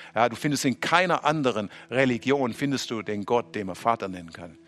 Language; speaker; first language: German; native; German